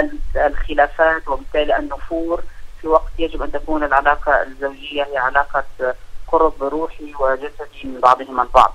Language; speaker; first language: Arabic; native; Arabic